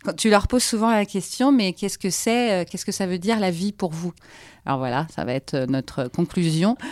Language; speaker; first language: French; native; French